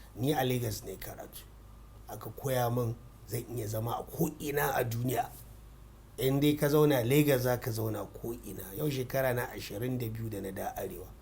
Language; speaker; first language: Hausa; non-native, local second language; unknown